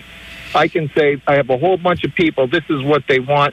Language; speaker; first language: English; native; English